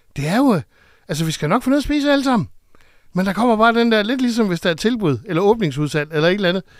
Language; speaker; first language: Danish; native; Danish